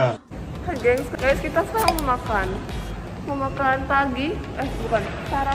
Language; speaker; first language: Indonesian; non-native, fluent; Korean